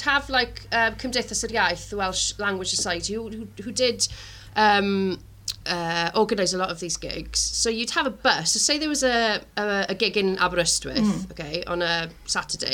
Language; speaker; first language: English; native; English